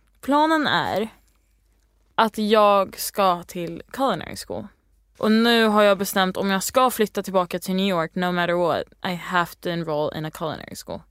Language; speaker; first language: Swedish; early bilingual, heritage; Swedish